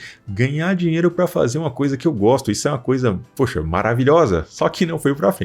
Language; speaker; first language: Portuguese; native; Portuguese